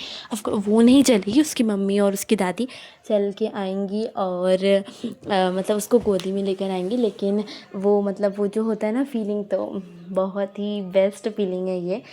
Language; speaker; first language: Hindi; native; Hindi